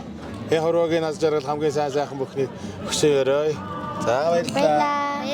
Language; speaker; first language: Mongolian; non-native, local second language; Kazakh